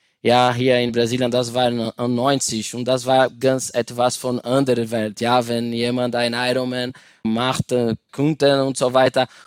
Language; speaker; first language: German; non-native, learner; Portuguese